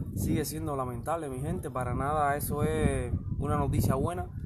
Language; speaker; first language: Spanish; native; Spanish